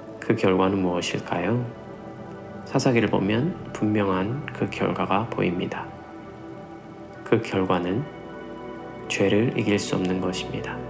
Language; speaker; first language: Korean; native; Korean